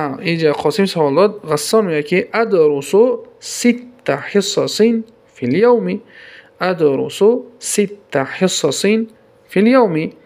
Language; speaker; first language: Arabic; non-native, fluent; Tajik